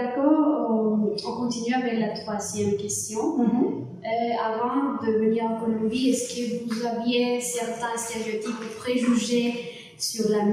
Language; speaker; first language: French; non-native, learner; Spanish